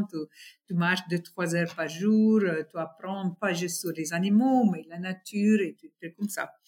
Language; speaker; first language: French; non-native, fluent; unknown